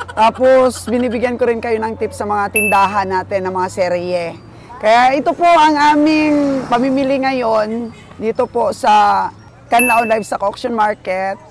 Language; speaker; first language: Filipino; non-native, local second language; Cebuano